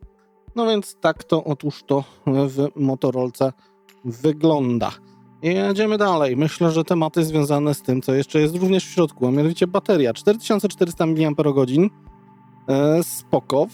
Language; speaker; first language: Polish; native; Polish